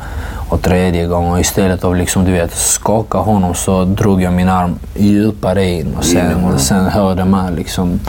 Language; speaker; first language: Swedish; non-native, fluent; Georgian